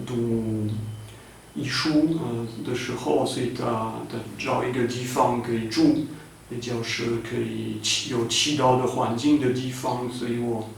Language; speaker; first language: Chinese; non-native, fluent; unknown